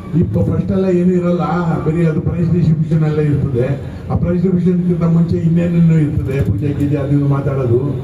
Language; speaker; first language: Kannada; native; Kannada